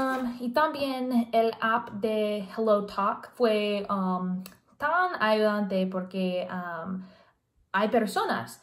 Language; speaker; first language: Spanish; non-native, learner; English